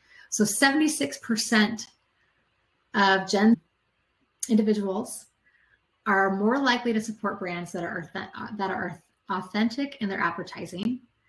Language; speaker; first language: English; native; English